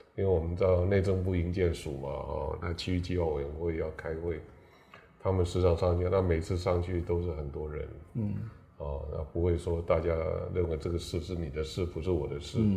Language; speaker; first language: Chinese; native; Chinese